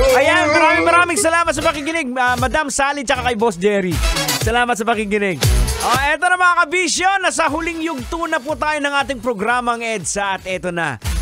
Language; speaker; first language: Filipino; native; Filipino